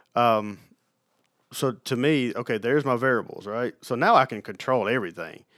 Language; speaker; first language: English; native; English